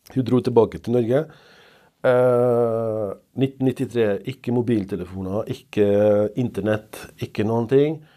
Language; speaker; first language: Norwegian; non-native, fluent; Serbian